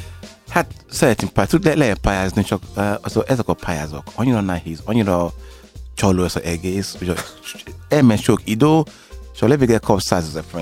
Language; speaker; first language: Hungarian; non-native, learner; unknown